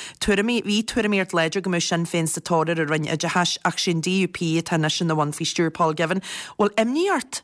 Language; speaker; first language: Irish; native; Irish